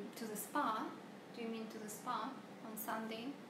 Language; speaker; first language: English; non-native, fluent; Russian